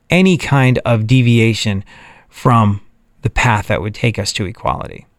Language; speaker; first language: English; native; English